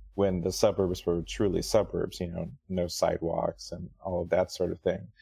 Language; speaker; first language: English; native; English